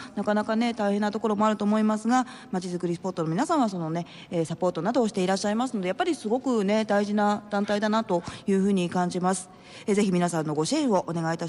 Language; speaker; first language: Japanese; native; Japanese